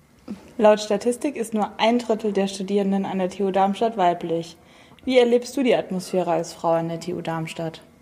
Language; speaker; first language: German; native; German